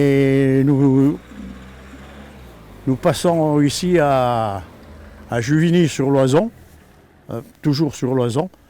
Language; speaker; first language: French; native; French